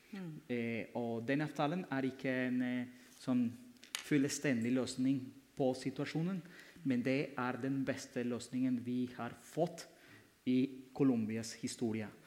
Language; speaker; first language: Norwegian; non-native, fluent; Spanish